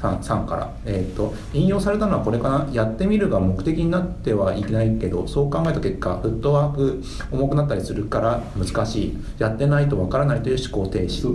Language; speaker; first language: Japanese; native; Japanese